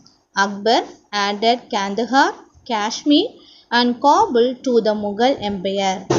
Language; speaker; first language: English; non-native, local second language; Tamil